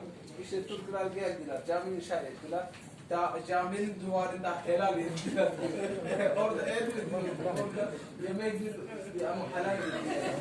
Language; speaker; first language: Turkish; non-native, fluent; Somali